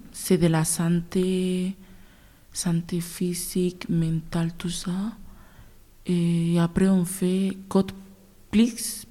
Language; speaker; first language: French; non-native, learner; Spanish